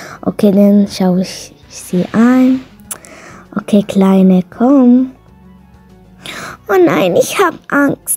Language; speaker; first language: German; non-native, learner; Arabic